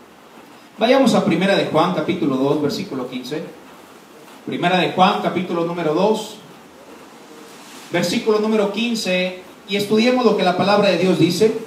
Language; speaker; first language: Spanish; native; Spanish